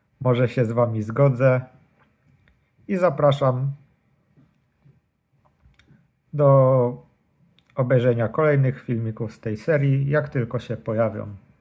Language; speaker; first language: Polish; native; Polish